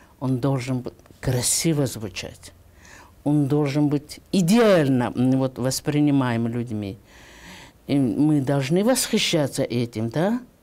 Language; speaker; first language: Russian; non-native, local second language; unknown